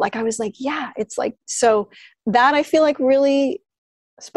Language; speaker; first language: English; native; English